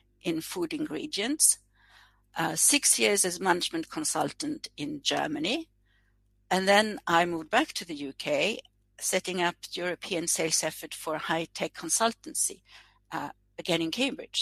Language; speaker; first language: English; non-native, fluent; Swedish